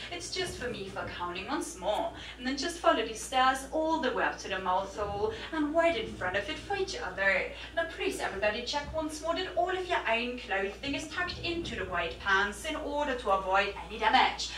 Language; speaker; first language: English; non-native, fluent; German